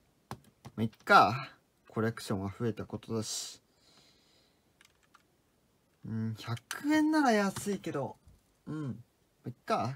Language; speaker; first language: Japanese; native; Japanese